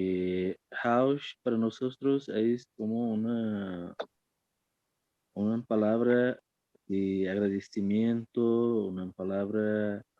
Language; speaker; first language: Spanish; non-native, fluent; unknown